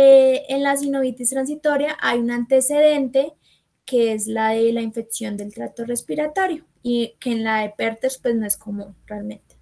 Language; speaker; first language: Spanish; native; Spanish